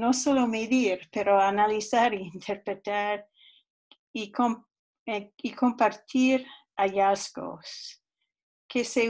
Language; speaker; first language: Spanish; non-native, fluent; English